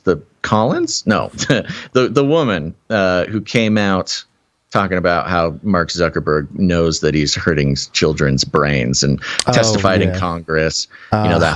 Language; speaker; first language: English; native; English